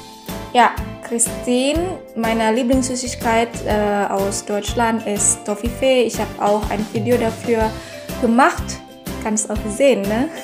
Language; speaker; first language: German; non-native, learner; Indonesian